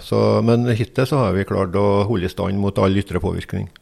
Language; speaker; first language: Norwegian; native; Norwegian